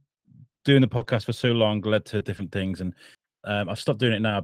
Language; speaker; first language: English; native; English